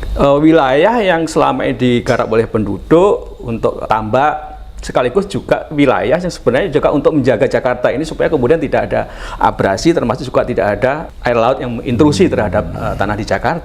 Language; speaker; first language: Indonesian; native; Indonesian